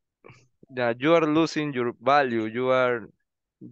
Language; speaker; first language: English; non-native, learner; Spanish